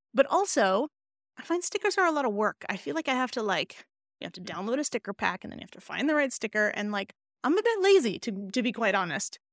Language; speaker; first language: English; native; English